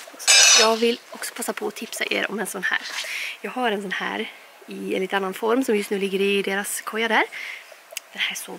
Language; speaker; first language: Swedish; native; Swedish